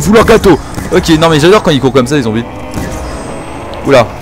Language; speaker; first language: French; native; French